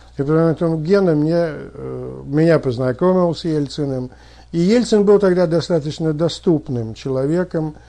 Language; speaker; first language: Russian; native; Russian